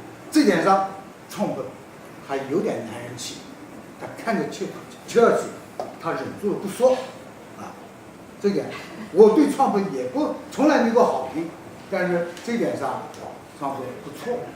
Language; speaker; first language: Chinese; native; Chinese